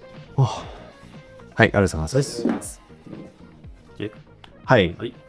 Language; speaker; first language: Japanese; non-native, learner; English